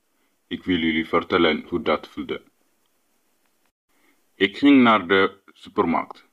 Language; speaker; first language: Dutch; non-native, learner; Tigrinya